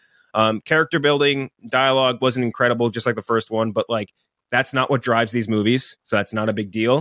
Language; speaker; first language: English; native; English